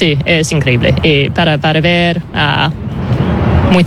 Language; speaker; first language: Spanish; non-native, learner; English